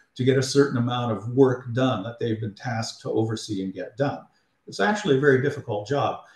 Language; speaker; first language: English; native; English